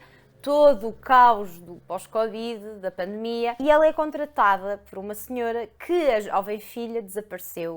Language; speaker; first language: Portuguese; native; Portuguese